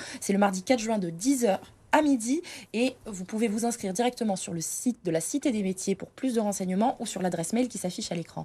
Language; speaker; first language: French; native; French